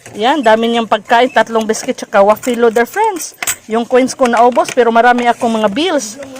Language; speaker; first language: Filipino; non-native, local second language; Cebuano